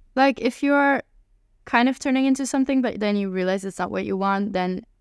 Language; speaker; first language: English; non-native, fluent; Hungarian